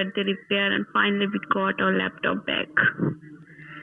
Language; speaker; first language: English; non-native, local second language; Hindi